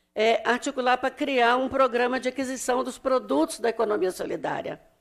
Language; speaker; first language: Portuguese; native; Portuguese